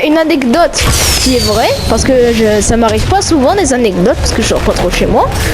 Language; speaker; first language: French; native; French